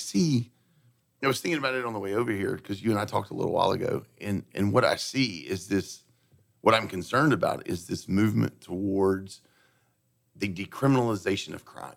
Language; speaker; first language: English; native; English